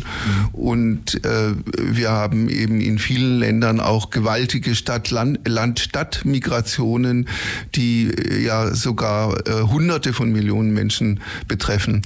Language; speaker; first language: German; native; German